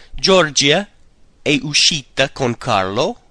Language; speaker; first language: Italian; non-native, fluent; English